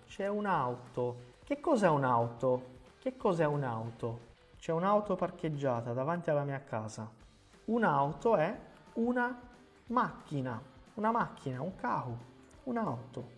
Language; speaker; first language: Italian; non-native, fluent; Portuguese